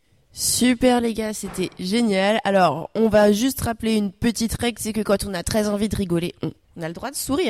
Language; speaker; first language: French; native; French